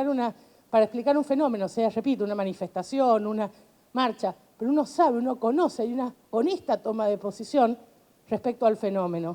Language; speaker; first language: Spanish; native; Spanish